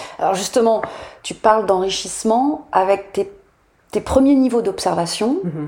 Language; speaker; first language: French; native; French